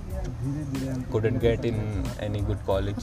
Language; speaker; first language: English; non-native, local second language; Hindi